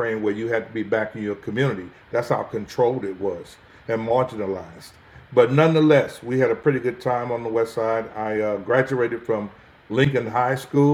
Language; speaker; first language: English; native; English